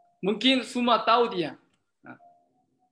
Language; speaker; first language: Indonesian; non-native, learner; Korean